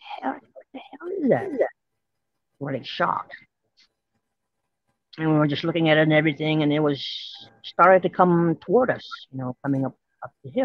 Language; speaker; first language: English; native; English